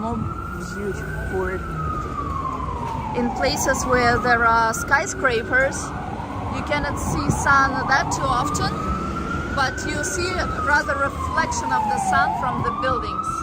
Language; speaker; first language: English; non-native, fluent; Russian